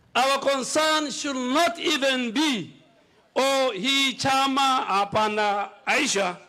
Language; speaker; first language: English; non-native, local second language; Somali